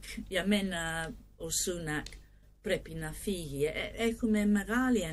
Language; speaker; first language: Greek; non-native, learner; English